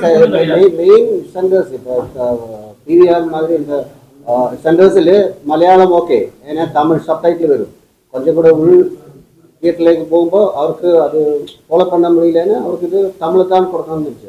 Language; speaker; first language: Tamil; non-native, local second language; Malayalam